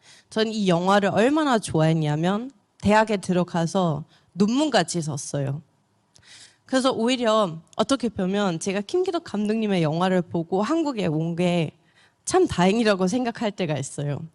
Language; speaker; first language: Korean; non-native, fluent; German